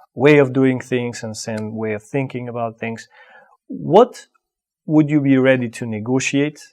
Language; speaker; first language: English; non-native, fluent; Albanian